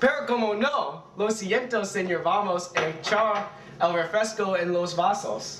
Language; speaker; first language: Spanish; non-native, learner; English